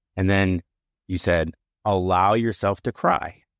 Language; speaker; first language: English; native; English